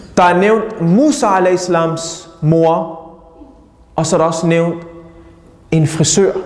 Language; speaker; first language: Danish; early bilingual, other home language; Urdu